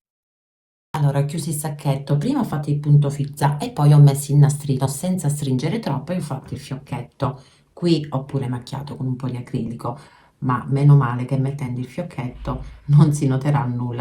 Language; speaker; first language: Italian; native; Italian